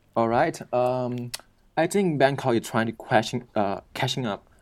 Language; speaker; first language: English; non-native, learner; Thai